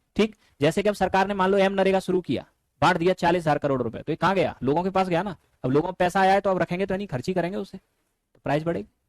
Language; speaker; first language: Hindi; native; Hindi